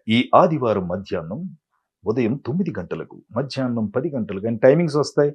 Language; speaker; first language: Telugu; native; Telugu